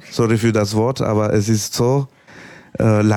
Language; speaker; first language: German; non-native, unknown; Spanish